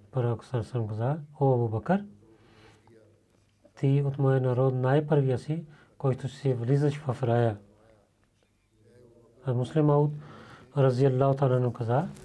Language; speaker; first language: Bulgarian; non-native, learner; Urdu